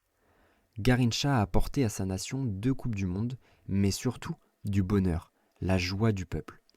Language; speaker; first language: French; native; French